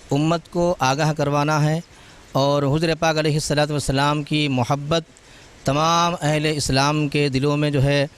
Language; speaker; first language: Urdu; native; Urdu